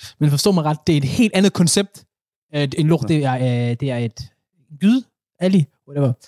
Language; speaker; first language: Danish; early bilingual, other home language; Somali